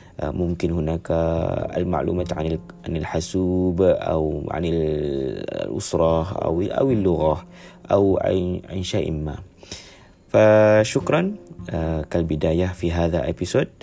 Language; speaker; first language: Arabic; non-native, learner; Malay